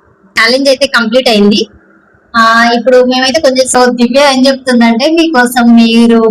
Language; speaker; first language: Telugu; native; Telugu